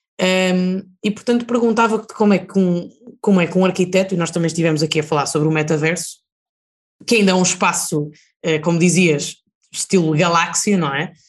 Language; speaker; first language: Portuguese; native; Portuguese